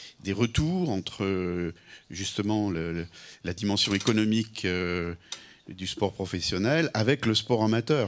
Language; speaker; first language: French; native; French